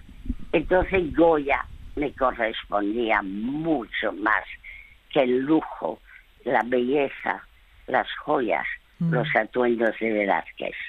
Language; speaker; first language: Spanish; early bilingual, other home language; French